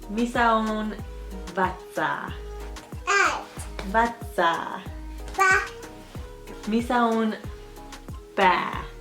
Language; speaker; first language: Finnish; non-native, learner; English